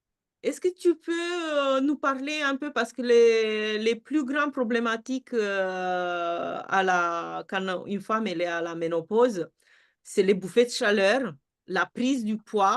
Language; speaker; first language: French; non-native, fluent; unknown